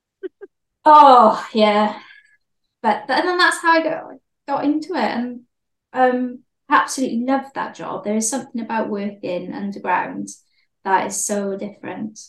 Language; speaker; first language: English; native; English